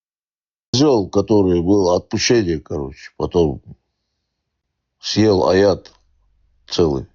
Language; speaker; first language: Russian; native; Russian